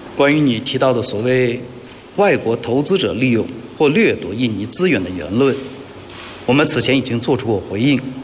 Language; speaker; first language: Chinese; native; Chinese